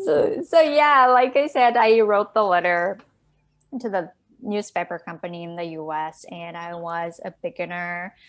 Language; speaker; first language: English; non-native, fluent; Japanese